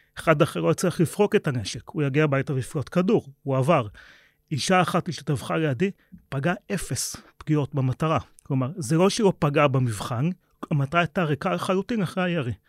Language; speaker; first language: Hebrew; native; Hebrew